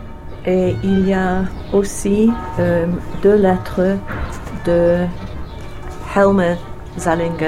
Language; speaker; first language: French; non-native, learner; English